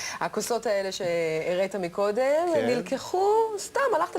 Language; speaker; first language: Hebrew; native; Hebrew